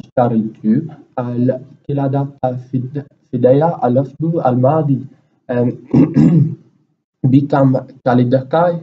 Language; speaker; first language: Arabic; non-native, learner; English